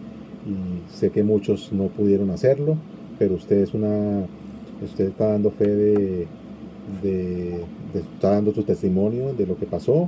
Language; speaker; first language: Spanish; native; Spanish